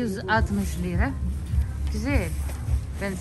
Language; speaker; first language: Turkish; non-native, learner; Russian